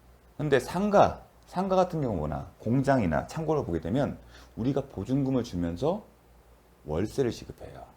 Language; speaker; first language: Korean; native; Korean